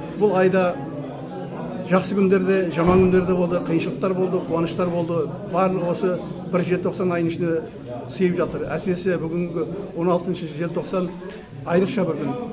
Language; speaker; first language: Kazakh; early bilingual, heritage; Kazakh